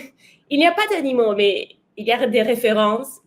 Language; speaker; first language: French; non-native, learner; Spanish